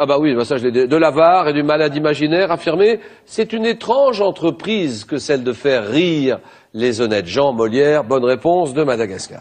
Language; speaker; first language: French; native; French